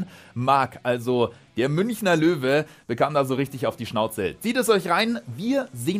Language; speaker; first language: German; native; German